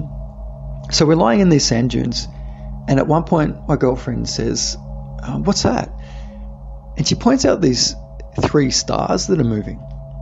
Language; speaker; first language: English; native; English